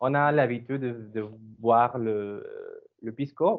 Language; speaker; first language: French; non-native, learner; Spanish